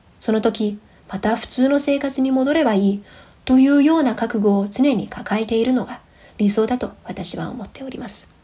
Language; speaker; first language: Japanese; non-native, fluent; Chinese